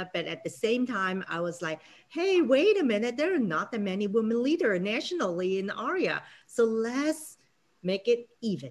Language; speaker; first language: English; non-native, local second language; Cantonese